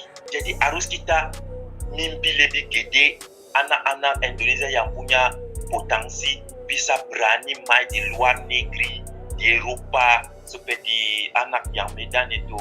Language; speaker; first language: Indonesian; non-native, fluent; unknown